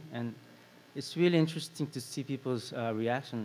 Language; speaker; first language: English; non-native, fluent; Korean